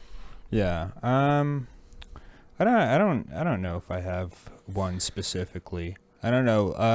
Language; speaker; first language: English; native; English